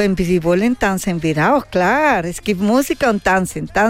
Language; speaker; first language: German; non-native, learner; Spanish